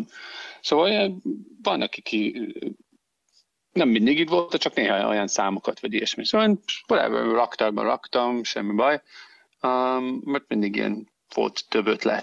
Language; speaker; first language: Hungarian; non-native, fluent; English